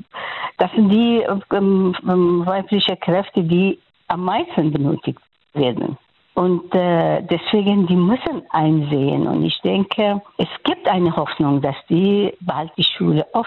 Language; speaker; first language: German; non-native, fluent; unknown